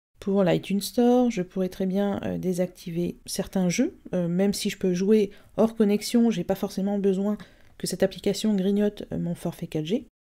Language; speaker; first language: French; native; French